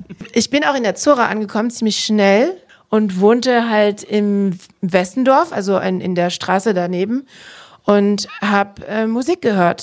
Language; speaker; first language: German; non-native, fluent; French